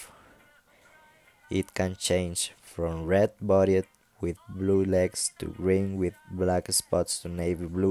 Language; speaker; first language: English; non-native, fluent; Spanish